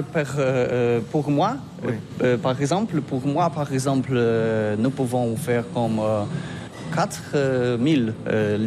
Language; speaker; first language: French; non-native, learner; Polish